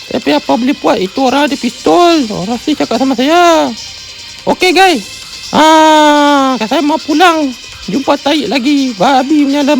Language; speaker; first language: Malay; non-native, local second language; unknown